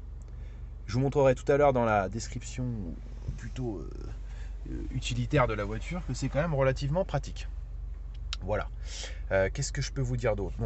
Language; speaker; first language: French; native; French